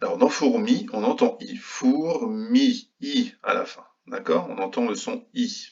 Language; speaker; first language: French; native; French